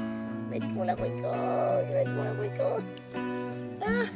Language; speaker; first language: French; native; French